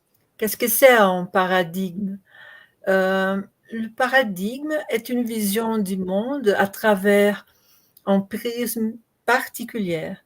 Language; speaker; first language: French; non-native, learner; Portuguese